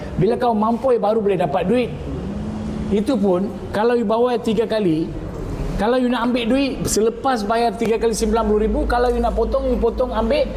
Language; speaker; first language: Malay; non-native, local second language; Tamil